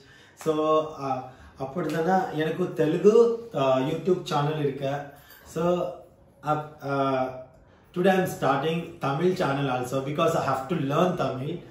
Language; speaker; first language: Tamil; non-native, learner; Telugu